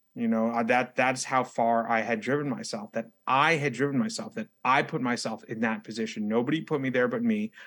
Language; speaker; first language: English; native; English